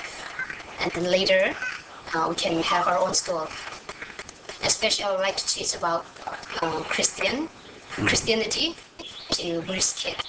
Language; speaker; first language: English; non-native, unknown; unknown